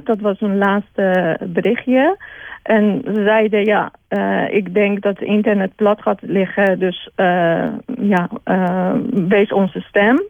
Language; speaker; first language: Dutch; non-native, fluent; Persian